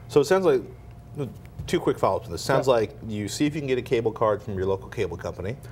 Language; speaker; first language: English; native; English